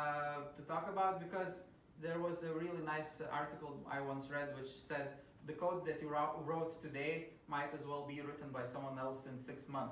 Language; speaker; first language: English; non-native, fluent; Lithuanian